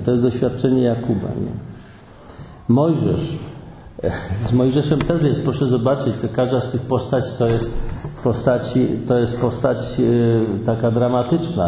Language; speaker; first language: Polish; native; Polish